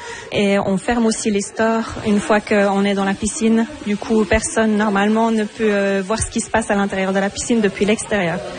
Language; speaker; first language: French; non-native, fluent; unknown